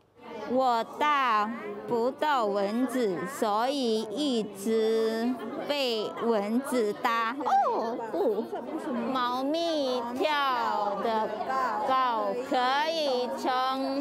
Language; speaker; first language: Chinese; non-native, learner; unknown